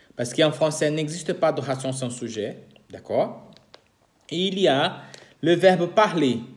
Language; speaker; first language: French; non-native, fluent; Portuguese